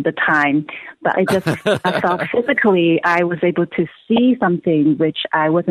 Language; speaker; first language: English; non-native, local second language; Cantonese